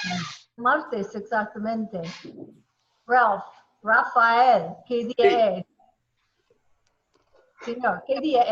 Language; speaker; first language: Spanish; non-native, learner; English